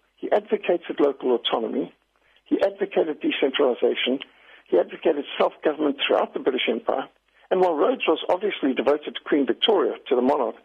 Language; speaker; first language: English; native; English